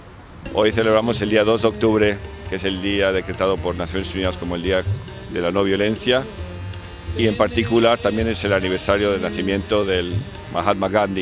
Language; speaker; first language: Spanish; native; Spanish